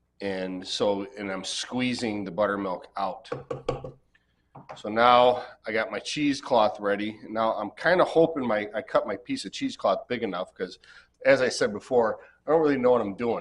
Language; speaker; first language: English; native; English